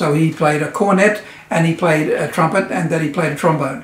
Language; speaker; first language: English; native; English